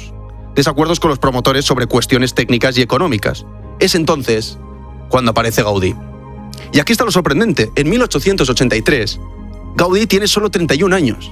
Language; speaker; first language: Spanish; native; Spanish